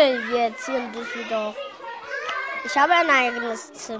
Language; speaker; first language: German; early bilingual, other home language; French